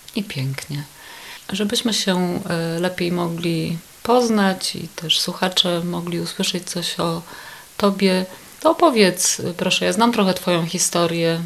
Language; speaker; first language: Polish; native; Polish